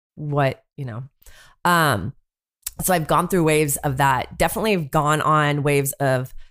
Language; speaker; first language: English; native; English